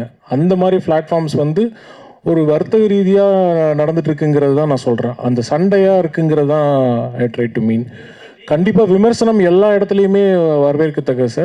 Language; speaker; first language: Tamil; native; Tamil